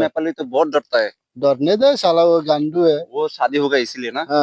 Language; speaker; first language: Hindi; non-native, learner; Bangla